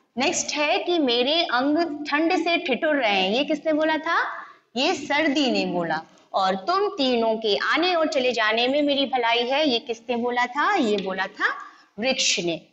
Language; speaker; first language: Hindi; non-native, local second language; Gujarati